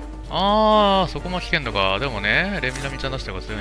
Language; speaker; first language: Japanese; native; Japanese